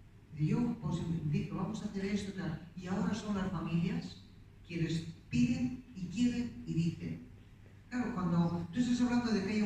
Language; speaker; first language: Spanish; native; Spanish